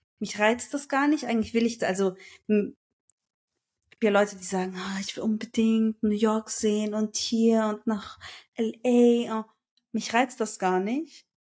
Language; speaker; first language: German; early bilingual, other home language; Turkish